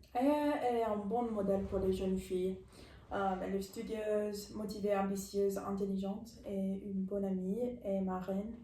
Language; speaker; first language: French; non-native, learner; English